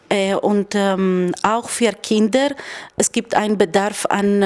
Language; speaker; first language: German; non-native, fluent; Greek